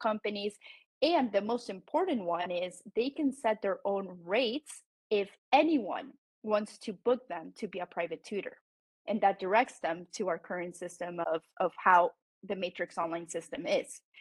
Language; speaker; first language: English; non-native, fluent; Spanish